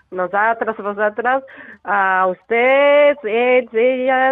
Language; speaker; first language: Catalan; non-native, learner; Japanese